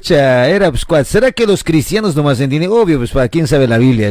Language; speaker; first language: Spanish; native; Spanish